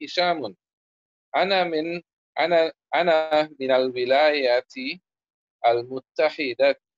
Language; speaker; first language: Arabic; non-native, fluent; English